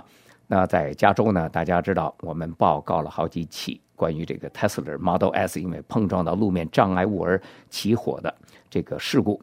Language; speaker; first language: Chinese; native; Chinese